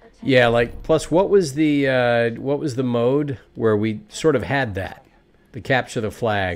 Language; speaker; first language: English; native; English